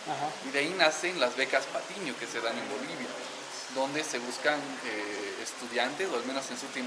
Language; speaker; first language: Spanish; native; Spanish